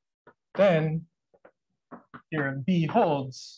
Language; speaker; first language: English; native; English